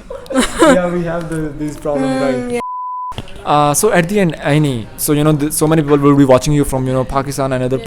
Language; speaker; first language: English; non-native, local second language; Urdu